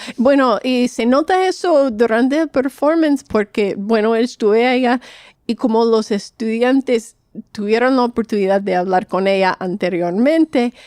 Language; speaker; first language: Spanish; non-native, fluent; English